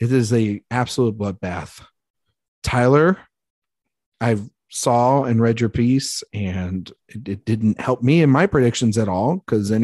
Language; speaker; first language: English; native; English